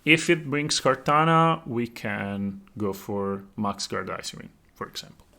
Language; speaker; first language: English; non-native, fluent; Italian